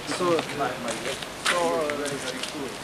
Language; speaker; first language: English; non-native, fluent; Swedish